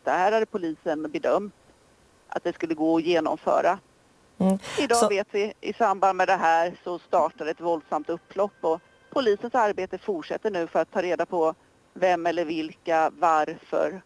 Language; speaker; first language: Swedish; native; Swedish